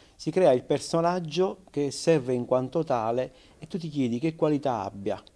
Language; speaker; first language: Italian; native; Italian